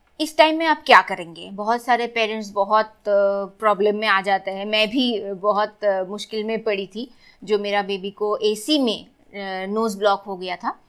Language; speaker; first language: Hindi; non-native, local second language; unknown